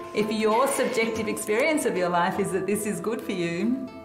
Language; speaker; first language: English; native; English